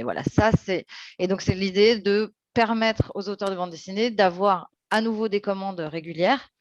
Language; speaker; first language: French; native; French